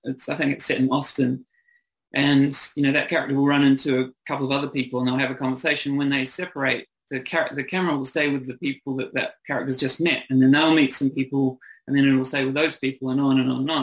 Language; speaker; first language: English; native; English